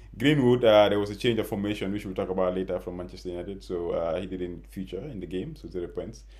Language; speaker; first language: English; non-native, local second language; Wolof